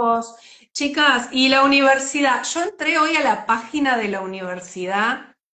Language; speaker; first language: Spanish; native; Spanish